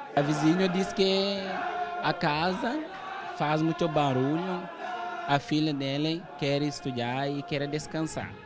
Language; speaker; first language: Portuguese; non-native, fluent; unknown